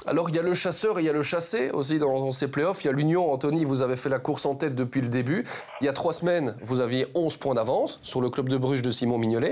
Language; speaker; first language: French; native; French